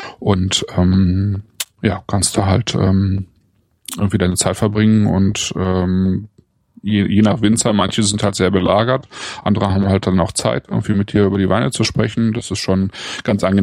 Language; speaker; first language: German; native; German